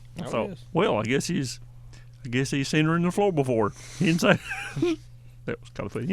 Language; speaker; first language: English; native; English